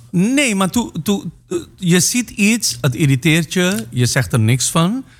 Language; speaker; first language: Dutch; non-native, local second language; Caribbean Hindustani